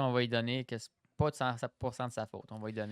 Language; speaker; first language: French; native; French